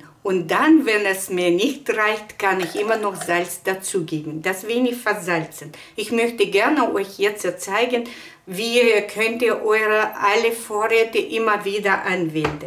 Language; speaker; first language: German; non-native, fluent; Russian